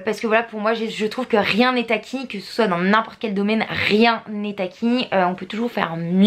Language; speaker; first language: French; native; French